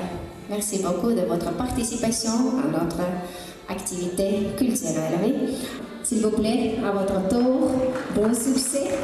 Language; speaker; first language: French; non-native, learner; Uzbek